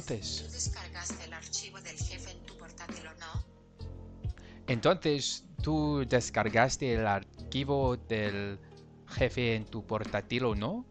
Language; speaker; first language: Spanish; non-native, learner; English